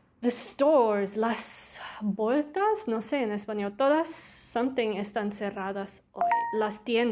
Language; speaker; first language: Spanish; non-native, learner; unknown